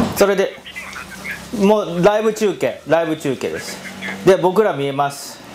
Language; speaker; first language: Japanese; native; Japanese